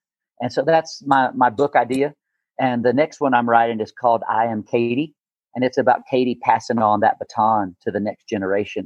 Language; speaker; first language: English; native; English